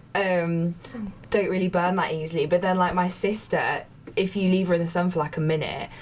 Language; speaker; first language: English; native; English